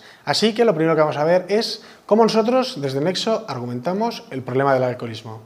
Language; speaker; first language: Spanish; native; Spanish